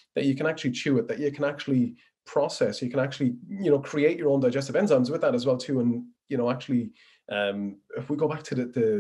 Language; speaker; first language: English; native; English